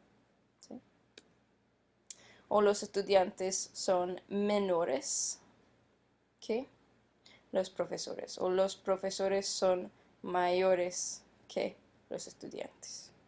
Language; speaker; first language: Spanish; non-native, fluent; English